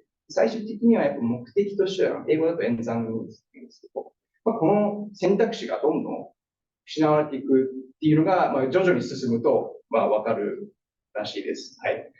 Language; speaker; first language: Japanese; native; Japanese